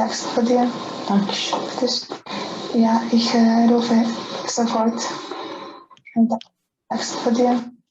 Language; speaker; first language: German; non-native, learner; Spanish